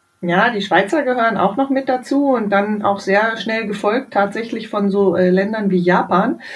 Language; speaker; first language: German; native; German